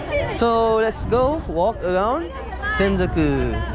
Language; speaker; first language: English; non-native, local second language; Malay